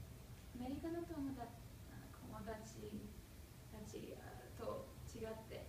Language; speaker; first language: Japanese; non-native, learner; English